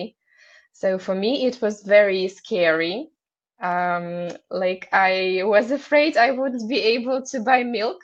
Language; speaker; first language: English; non-native, fluent; Russian